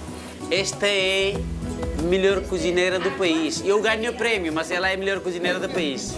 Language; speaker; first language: Portuguese; non-native, fluent; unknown